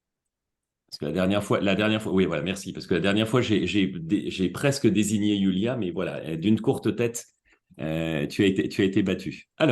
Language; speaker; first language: French; native; French